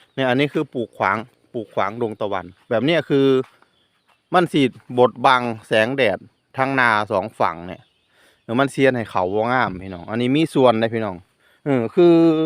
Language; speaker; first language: Thai; non-native, local second language; Northeastern Thai